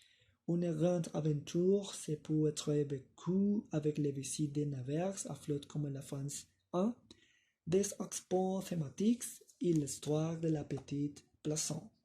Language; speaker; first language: French; non-native, learner; Spanish